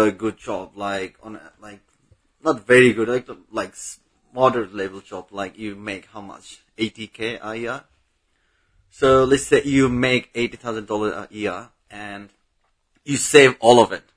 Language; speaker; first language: English; non-native, local second language; Bangla